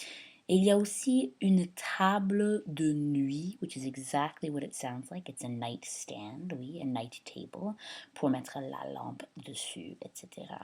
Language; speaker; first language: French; non-native, fluent; English